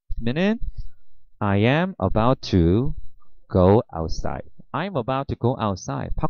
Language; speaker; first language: English; non-native, fluent; Korean